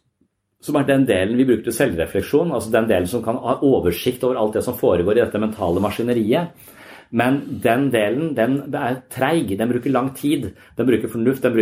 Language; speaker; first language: Norwegian; native; Norwegian